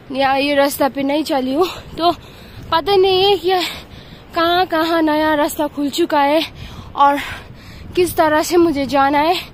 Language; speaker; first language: Hindi; non-native, local second language; Nepali